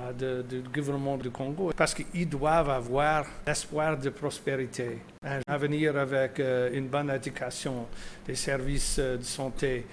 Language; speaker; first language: French; non-native, fluent; English